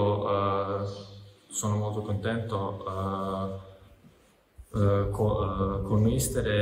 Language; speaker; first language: Italian; non-native, learner; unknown